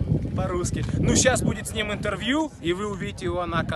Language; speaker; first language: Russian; native; Russian